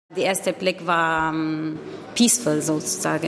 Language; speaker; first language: German; non-native, learner; Arabic